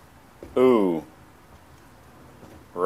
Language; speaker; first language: English; native; English